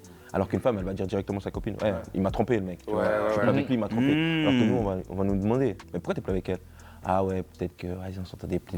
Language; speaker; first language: French; native; French